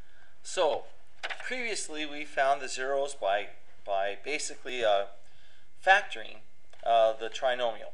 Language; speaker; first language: English; native; English